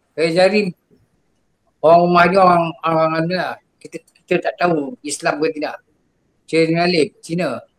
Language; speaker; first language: Malay; non-native, local second language; Javanese